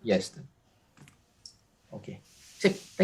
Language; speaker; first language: English; non-native, fluent; Indonesian